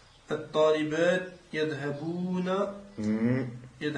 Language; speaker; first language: Arabic; non-native, learner; French